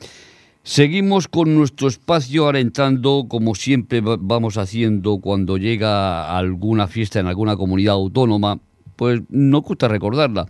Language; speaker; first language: Spanish; native; Spanish